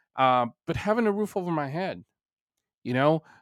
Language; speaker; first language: English; early bilingual, other home language; Bulgarian